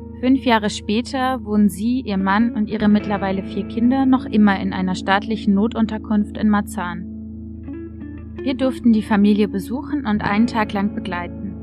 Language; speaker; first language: German; native; German